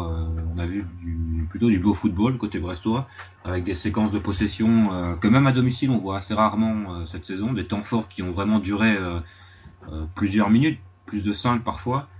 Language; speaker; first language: French; native; French